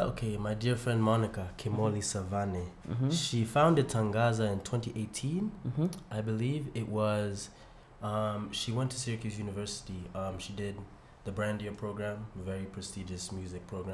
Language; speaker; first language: English; non-native, local second language; Ganda